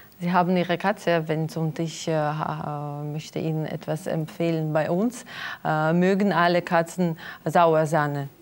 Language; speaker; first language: German; non-native, learner; Russian